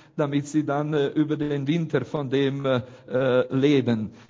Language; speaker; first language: German; non-native, fluent; Romanian